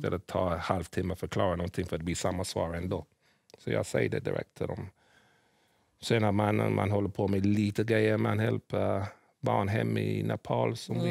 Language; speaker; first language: Swedish; early bilingual, other home language; English